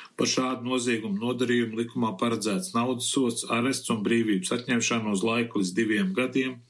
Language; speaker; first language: Latvian; early bilingual, heritage; Latvian